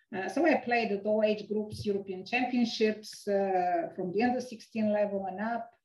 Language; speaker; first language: English; non-native, fluent; Bulgarian